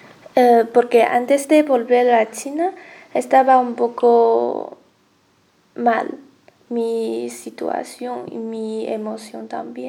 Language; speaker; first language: Spanish; non-native, learner; Chinese